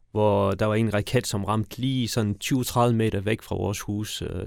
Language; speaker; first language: Danish; early bilingual, other home language; Persian